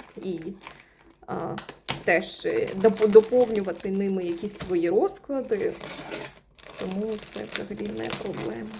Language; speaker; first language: Ukrainian; non-native, local second language; Russian